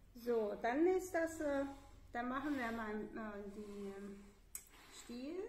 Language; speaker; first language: German; non-native, learner; Chinese